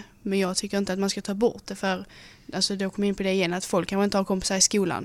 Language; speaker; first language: Swedish; native; Swedish